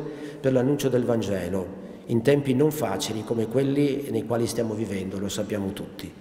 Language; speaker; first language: Italian; native; Italian